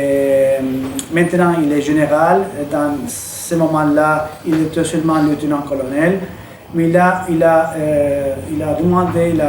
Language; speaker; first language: French; non-native, fluent; Spanish